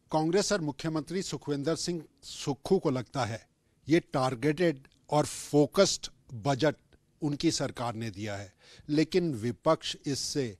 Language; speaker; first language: Hindi; native; Hindi